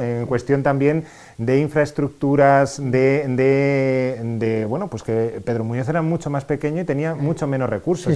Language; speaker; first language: Spanish; native; Spanish